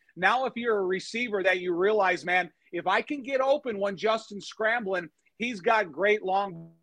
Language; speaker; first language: English; native; English